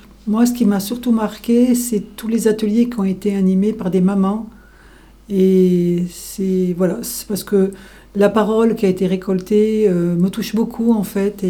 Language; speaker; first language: French; native; French